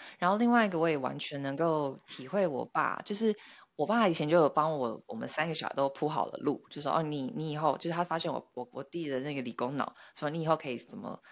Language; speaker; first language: Chinese; native; Chinese